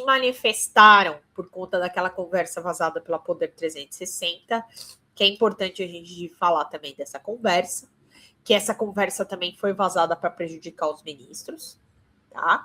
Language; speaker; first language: Portuguese; native; Portuguese